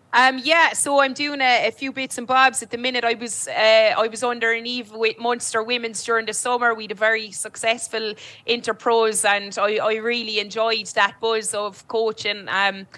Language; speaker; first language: English; native; English